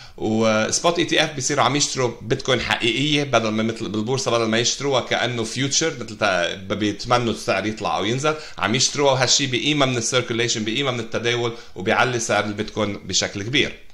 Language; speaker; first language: Arabic; native; Arabic